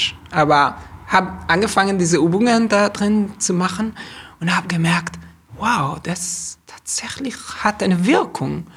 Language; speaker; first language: German; non-native, fluent; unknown